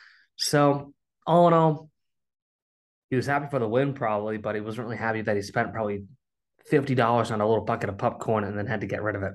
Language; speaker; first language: English; native; English